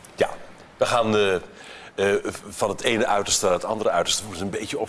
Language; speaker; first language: Dutch; native; Dutch